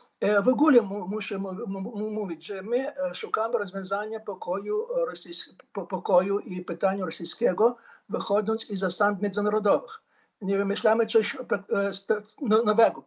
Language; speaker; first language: Polish; non-native, fluent; Ukrainian